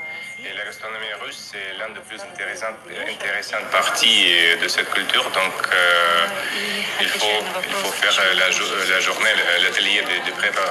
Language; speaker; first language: French; non-native, local second language; Russian